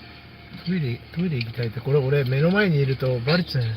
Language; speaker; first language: Japanese; native; Japanese